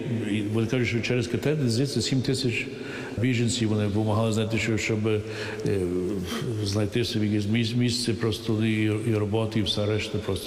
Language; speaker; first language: Ukrainian; early bilingual, heritage; English